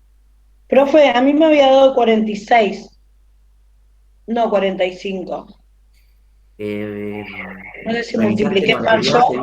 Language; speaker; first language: Spanish; native; Spanish